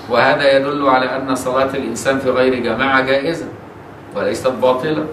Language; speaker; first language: Arabic; native; Arabic